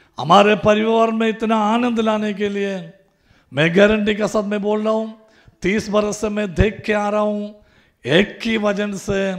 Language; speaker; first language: Hindi; non-native, local second language; Malayalam